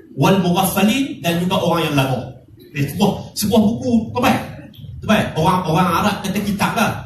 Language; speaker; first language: Malay; native; Malay